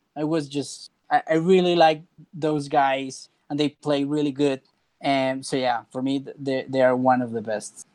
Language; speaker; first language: English; non-native, fluent; Spanish